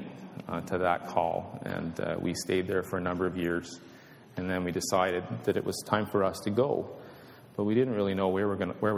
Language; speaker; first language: English; native; English